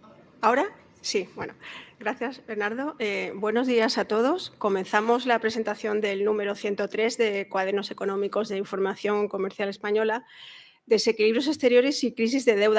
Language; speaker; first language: Spanish; native; Spanish